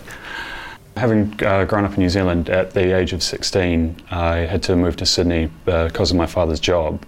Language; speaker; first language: English; native; English